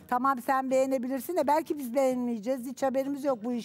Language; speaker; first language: Turkish; native; Turkish